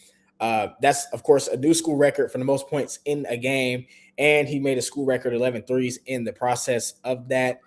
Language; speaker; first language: English; native; English